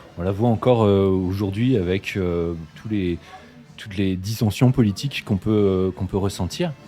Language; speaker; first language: French; native; French